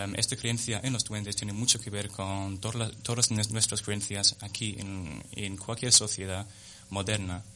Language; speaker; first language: Spanish; non-native, fluent; English